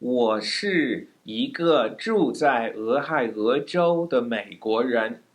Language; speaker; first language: Chinese; non-native, fluent; English